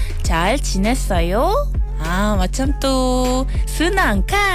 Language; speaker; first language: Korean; non-native, learner; Malay